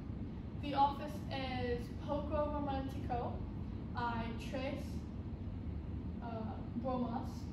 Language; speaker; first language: Spanish; non-native, learner; English